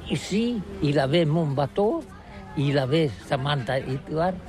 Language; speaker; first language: French; non-native, learner; Catalan